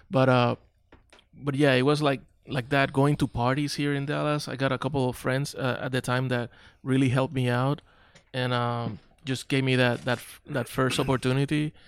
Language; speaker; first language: English; non-native, local second language; Spanish